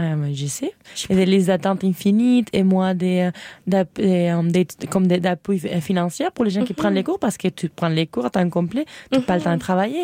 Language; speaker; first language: French; non-native, fluent; Spanish